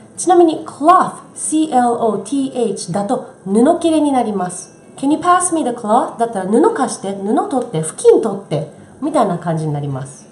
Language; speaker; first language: Japanese; native; Japanese